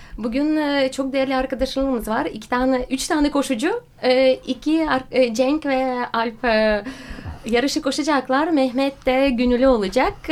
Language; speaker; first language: Turkish; non-native, fluent; Russian